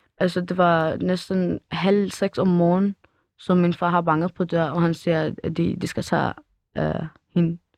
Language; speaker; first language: Danish; early bilingual, other home language; Kurdish